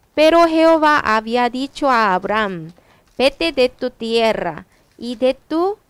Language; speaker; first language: Spanish; non-native, learner; Korean